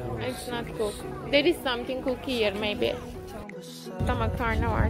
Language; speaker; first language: English; non-native, learner; Turkish